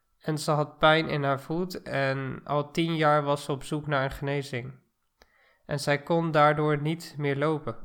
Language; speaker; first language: Dutch; non-native, fluent; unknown